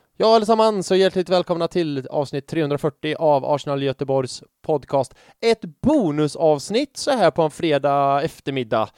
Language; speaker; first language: Swedish; native; Swedish